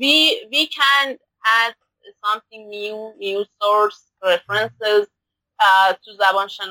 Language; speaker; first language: English; non-native, learner; Persian